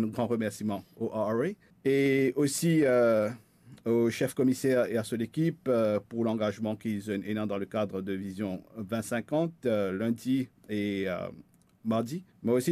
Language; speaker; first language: French; non-native, local second language; Morisyen